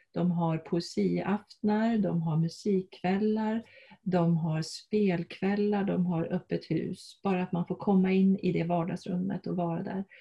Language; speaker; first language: Swedish; native; Swedish